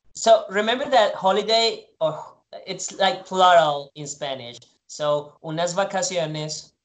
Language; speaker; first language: English; non-native, fluent; Spanish